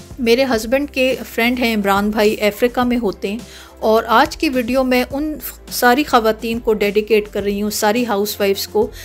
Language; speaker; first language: Urdu; native; Urdu